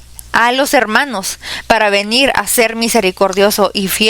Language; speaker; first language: Spanish; native; Spanish